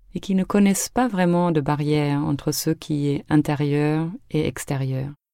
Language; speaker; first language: French; non-native, fluent; German